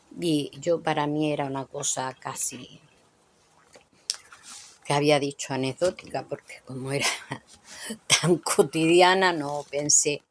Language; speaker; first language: Spanish; native; Spanish